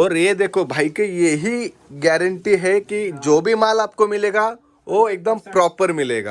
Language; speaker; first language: Hindi; non-native, local second language; Marathi